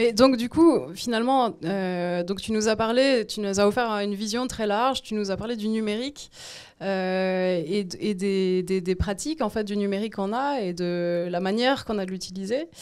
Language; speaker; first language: French; native; French